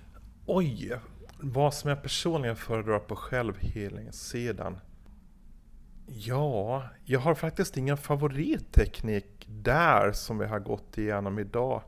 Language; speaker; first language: Swedish; native; Swedish